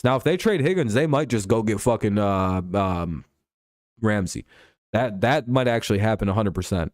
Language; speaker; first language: English; native; English